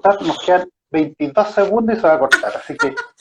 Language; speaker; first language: Spanish; native; Spanish